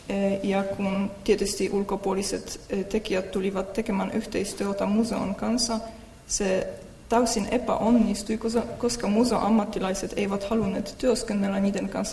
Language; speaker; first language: Finnish; non-native, fluent; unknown